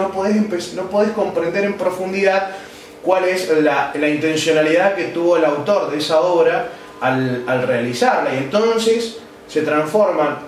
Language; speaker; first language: Spanish; native; Spanish